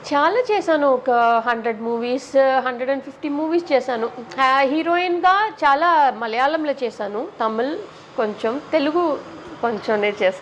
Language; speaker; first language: Telugu; non-native, local second language; Tamil